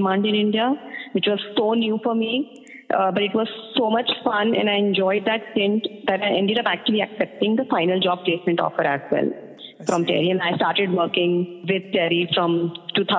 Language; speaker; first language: English; non-native, local second language; Hindi